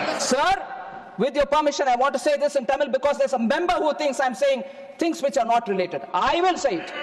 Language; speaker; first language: English; non-native, local second language; Tamil